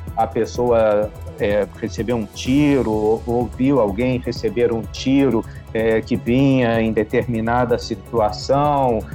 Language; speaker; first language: Portuguese; native; Portuguese